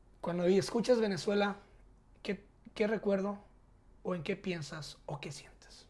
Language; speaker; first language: Spanish; early bilingual, heritage; Spanish